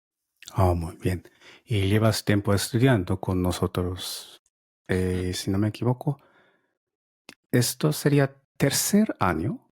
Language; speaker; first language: Spanish; non-native, learner; Japanese